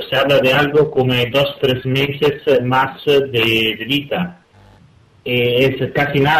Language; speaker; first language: Spanish; non-native, fluent; Italian